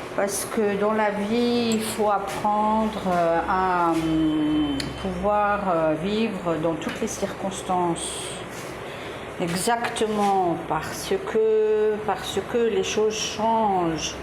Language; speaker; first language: French; native; French